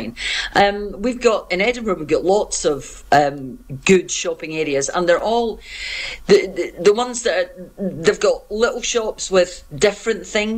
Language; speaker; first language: English; native; English